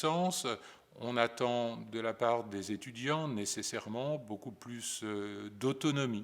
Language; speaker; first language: French; native; French